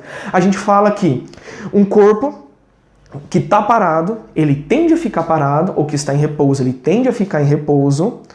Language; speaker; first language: Portuguese; native; Portuguese